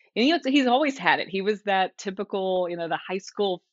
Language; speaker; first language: English; native; English